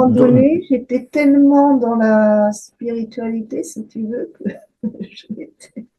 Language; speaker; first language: French; native; French